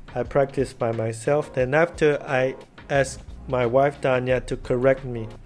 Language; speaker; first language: English; non-native, fluent; Chinese